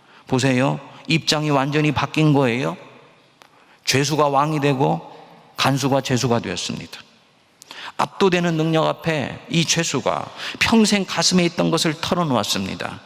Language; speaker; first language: Korean; native; Korean